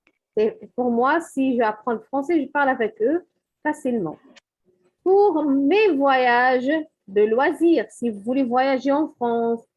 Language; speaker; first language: French; non-native, fluent; Arabic